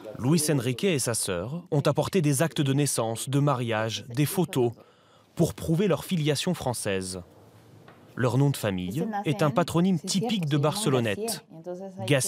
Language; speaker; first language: French; native; French